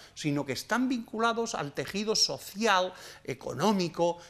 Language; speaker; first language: Spanish; native; Spanish